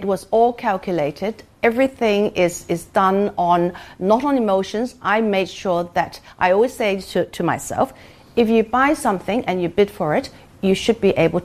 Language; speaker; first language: English; non-native, local second language; Cantonese